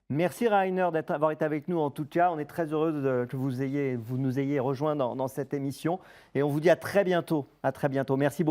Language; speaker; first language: French; native; French